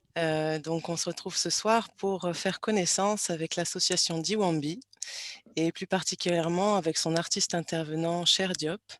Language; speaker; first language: French; native; French